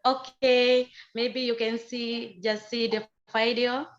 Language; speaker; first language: English; non-native, learner; Indonesian